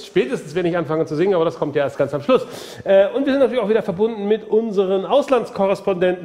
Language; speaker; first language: German; native; German